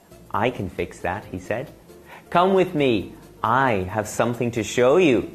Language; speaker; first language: English; native; English